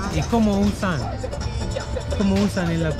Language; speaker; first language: Spanish; non-native, learner; English